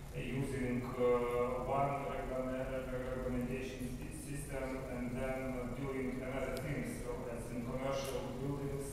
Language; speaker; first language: English; non-native, fluent; Lithuanian